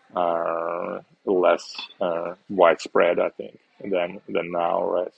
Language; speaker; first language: English; non-native, fluent; Uzbek